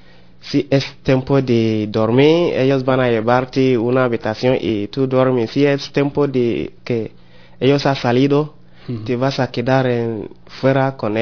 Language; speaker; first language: Spanish; non-native, learner; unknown